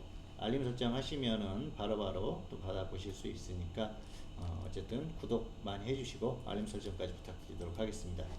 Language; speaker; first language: Korean; native; Korean